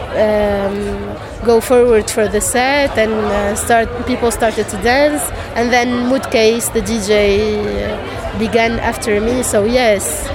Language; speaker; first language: English; non-native, fluent; Arabic